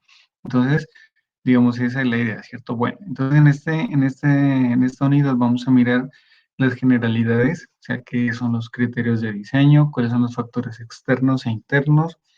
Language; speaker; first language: Spanish; native; Spanish